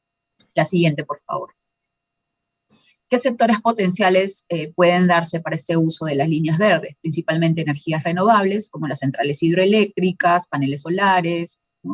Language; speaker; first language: Spanish; native; Spanish